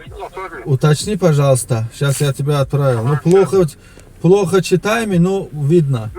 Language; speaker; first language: Russian; non-native, local second language; Tajik